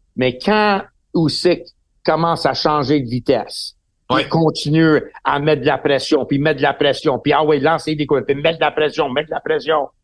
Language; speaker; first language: French; non-native, local second language; English